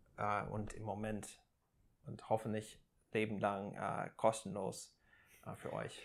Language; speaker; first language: German; non-native, fluent; English